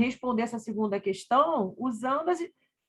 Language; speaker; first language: Portuguese; native; Portuguese